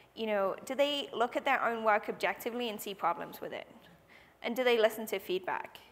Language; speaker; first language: English; native; English